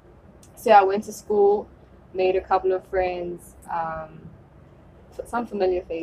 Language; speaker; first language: English; non-native, local second language; German